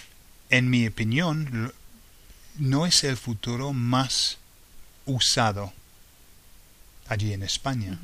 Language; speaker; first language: Spanish; non-native, fluent; English